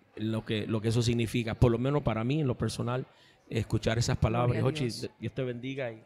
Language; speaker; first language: Spanish; early bilingual, heritage; Spanish